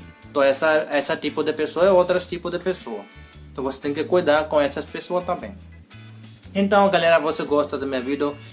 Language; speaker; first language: Portuguese; non-native, learner; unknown